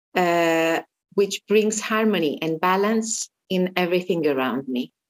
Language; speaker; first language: English; non-native, fluent; Armenian